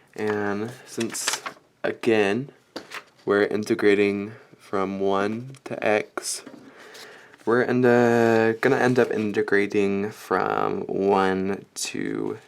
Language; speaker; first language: English; native; English